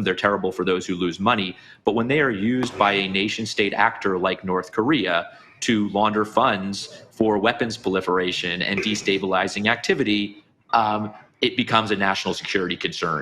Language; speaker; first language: English; native; English